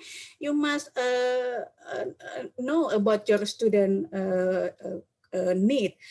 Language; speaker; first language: English; non-native, learner; Indonesian